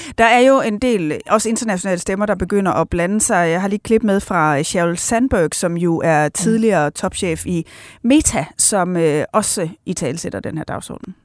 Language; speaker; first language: Danish; native; Danish